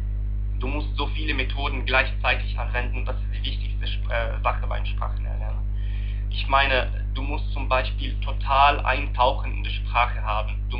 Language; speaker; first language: German; non-native, learner; Arabic